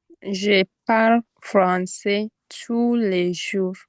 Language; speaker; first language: French; non-native, learner; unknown